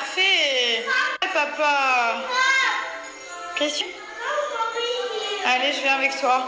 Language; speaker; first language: French; native; French